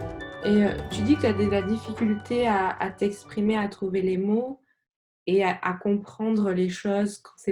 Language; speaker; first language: French; native; French